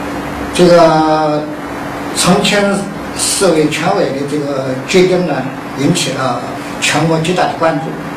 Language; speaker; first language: Chinese; native; Chinese